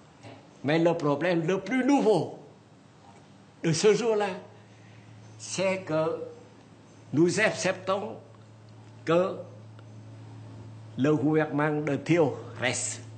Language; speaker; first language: French; non-native, learner; Vietnamese